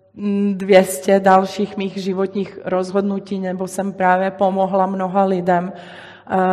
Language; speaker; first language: Czech; non-native, fluent; Serbian